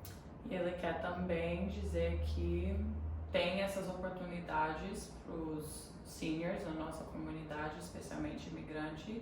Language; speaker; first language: Portuguese; early bilingual, heritage; Portuguese